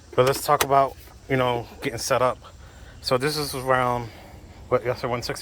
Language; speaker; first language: English; native; English